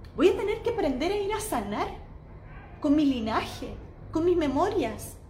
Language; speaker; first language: Spanish; native; Spanish